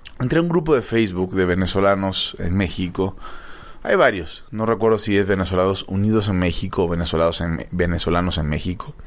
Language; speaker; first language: Spanish; native; Spanish